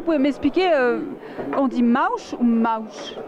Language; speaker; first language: French; native; French